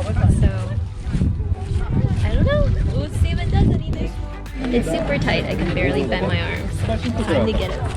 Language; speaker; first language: English; native; English